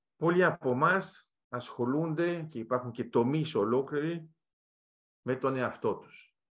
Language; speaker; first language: Greek; early bilingual, heritage; Greek